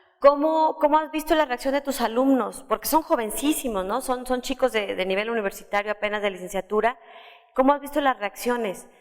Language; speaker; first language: Spanish; native; Spanish